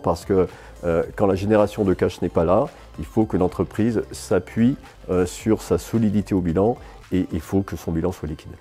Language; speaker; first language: French; native; French